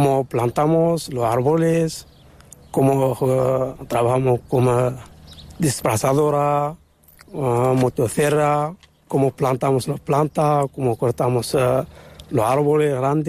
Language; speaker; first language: Spanish; non-native, learner; Arabic